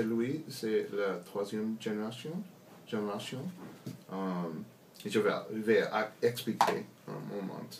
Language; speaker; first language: French; non-native, learner; English